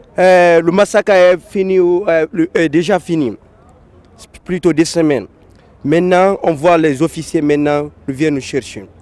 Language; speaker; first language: French; non-native, local second language; Fula